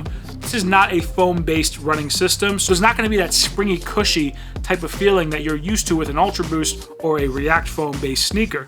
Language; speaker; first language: English; native; English